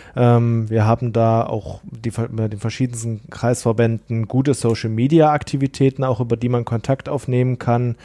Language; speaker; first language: German; native; German